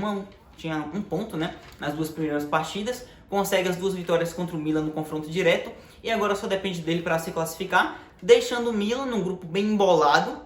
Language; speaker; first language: Portuguese; native; Portuguese